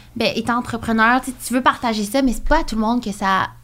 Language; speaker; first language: French; native; French